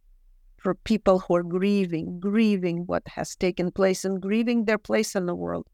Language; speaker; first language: English; non-native, fluent; Russian